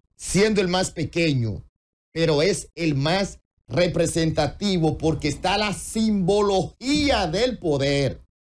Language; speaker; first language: Spanish; native; Spanish